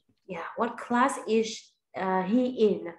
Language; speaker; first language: English; non-native, fluent; Vietnamese